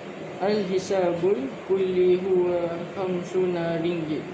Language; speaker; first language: Arabic; non-native, learner; Malay